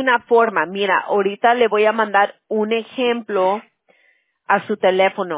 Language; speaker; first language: Spanish; early bilingual, heritage; Spanish